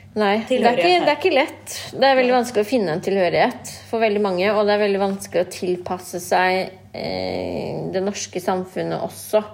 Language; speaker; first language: Norwegian; non-native, local second language; Kurdish